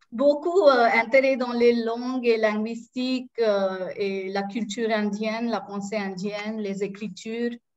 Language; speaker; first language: French; non-native, local second language; Marathi